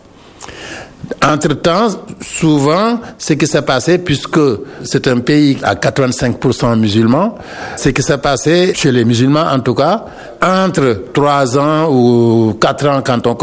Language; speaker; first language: French; non-native, local second language; Wolof